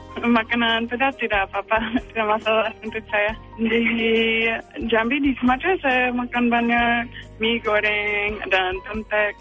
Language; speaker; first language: Indonesian; non-native, fluent; English